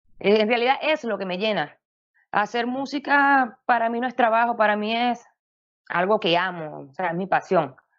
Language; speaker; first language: Spanish; native; Spanish